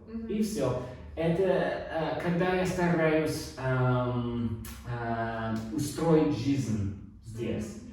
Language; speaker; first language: Russian; non-native, learner; English